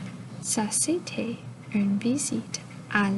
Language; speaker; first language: French; non-native, local second language; English